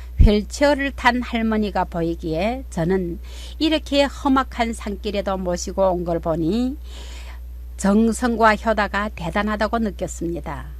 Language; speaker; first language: Korean; native; Korean